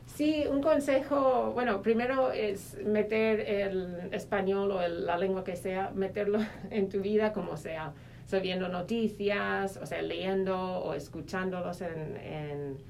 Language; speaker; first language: Spanish; non-native, fluent; English